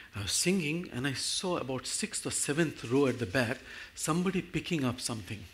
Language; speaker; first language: English; non-native, local second language; Gujarati